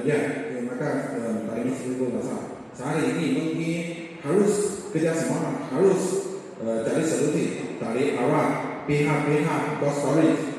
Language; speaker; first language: Indonesian; non-native, learner; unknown